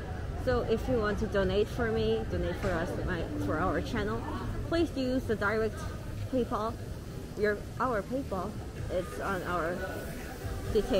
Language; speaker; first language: English; non-native, fluent; Korean